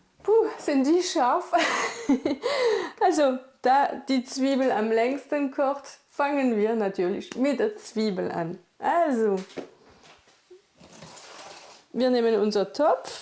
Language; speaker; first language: German; non-native, fluent; French